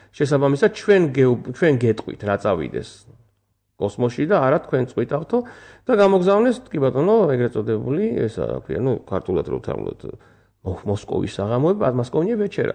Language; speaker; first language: Georgian; native; Georgian